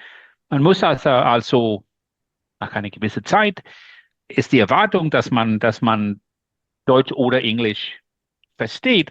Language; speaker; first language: German; non-native, learner; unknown